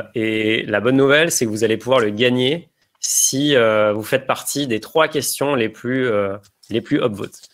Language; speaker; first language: French; native; French